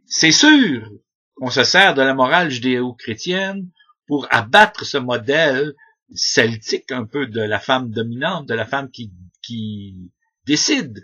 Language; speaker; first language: French; native; French